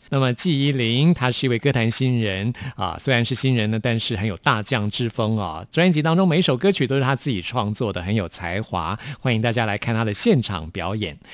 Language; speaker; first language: Chinese; native; Chinese